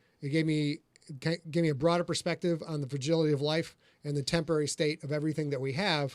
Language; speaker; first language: English; native; English